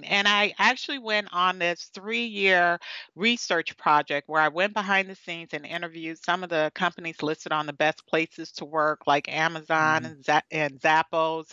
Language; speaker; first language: English; native; English